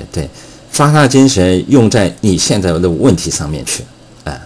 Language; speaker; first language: Chinese; native; Chinese